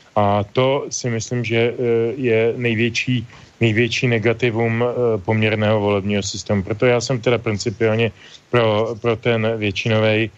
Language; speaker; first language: Czech; native; Czech